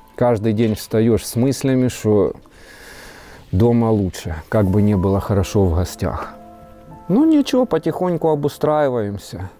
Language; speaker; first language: Russian; native; Russian